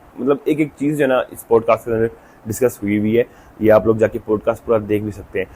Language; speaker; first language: Urdu; non-native, local second language; Punjabi